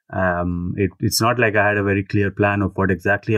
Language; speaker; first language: English; non-native, local second language; Telugu